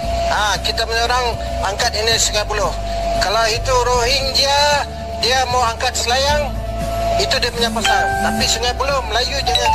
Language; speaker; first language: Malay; non-native, learner; Bangla